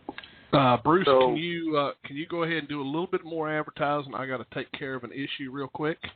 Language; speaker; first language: English; native; English